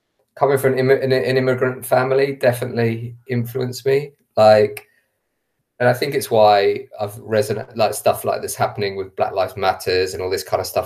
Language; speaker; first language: English; native; English